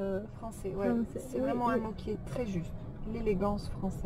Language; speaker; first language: French; native; French